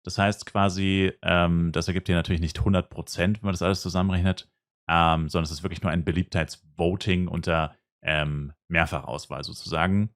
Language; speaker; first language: German; native; German